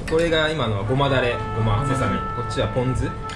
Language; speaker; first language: Japanese; native; Japanese